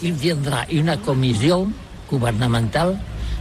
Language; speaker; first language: French; non-native, learner; Catalan